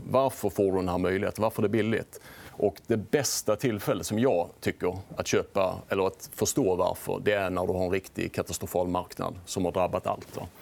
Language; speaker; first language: Swedish; native; Swedish